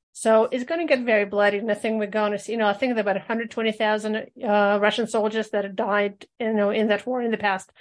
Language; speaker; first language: English; early bilingual, other home language; Russian